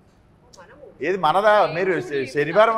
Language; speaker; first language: Telugu; native; Telugu